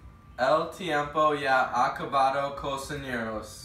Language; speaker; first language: Spanish; non-native, learner; English